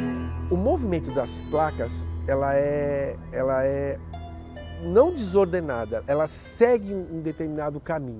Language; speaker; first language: Portuguese; native; Portuguese